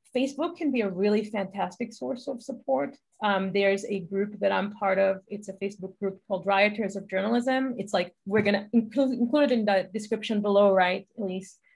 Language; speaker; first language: English; non-native, fluent; Hebrew